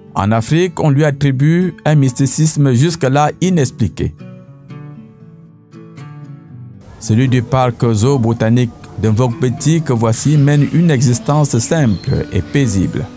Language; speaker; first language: French; native; French